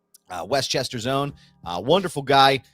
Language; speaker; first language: English; native; English